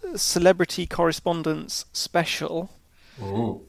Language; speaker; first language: English; native; English